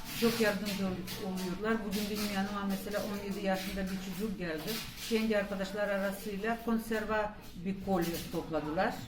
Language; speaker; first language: Turkish; non-native, fluent; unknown